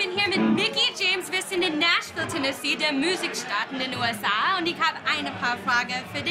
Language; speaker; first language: German; non-native, learner; English